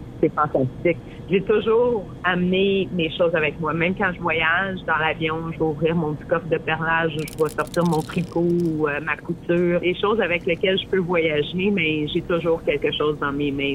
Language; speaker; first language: French; native; French